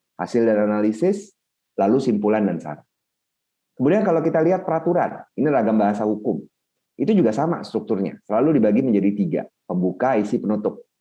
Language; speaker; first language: Indonesian; native; Indonesian